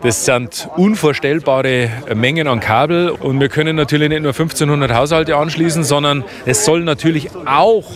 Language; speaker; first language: German; native; German